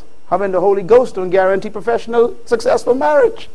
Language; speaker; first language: English; native; English